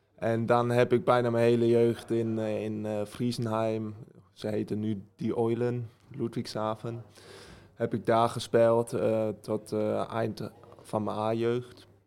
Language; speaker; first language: Dutch; early bilingual, heritage; Dutch